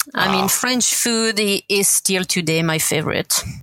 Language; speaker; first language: English; non-native, fluent; French